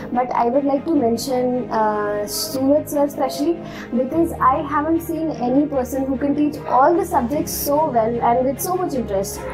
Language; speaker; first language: English; non-native, local second language; Hindi